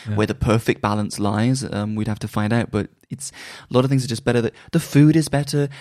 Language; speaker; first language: English; native; English